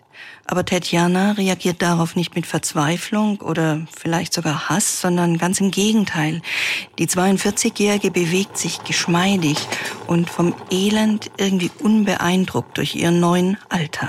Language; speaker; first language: German; native; German